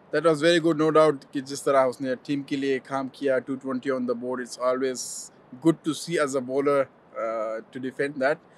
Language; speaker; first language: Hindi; non-native, fluent; Pashto